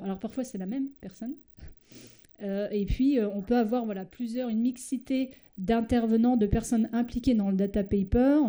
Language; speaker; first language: French; native; French